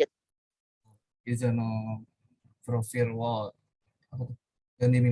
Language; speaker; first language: Japanese; non-native, learner; Indonesian